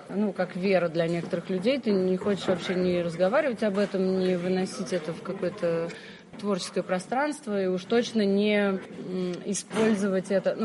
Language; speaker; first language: Russian; early bilingual, other home language; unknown